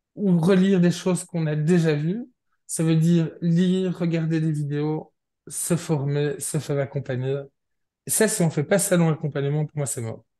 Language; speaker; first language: French; native; French